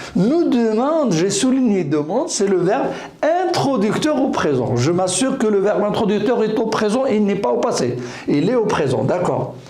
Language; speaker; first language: French; non-native, local second language; Arabic